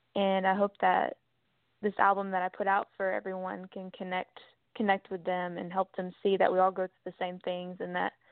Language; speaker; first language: English; native; English